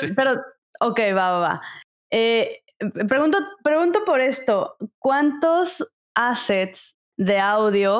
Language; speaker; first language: Spanish; native; Spanish